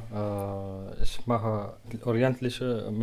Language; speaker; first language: German; non-native, learner; Arabic